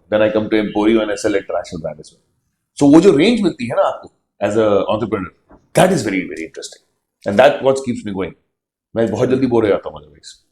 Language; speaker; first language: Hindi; non-native, local second language; Punjabi